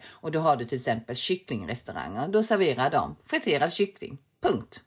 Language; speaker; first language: Swedish; early bilingual, other home language; Korean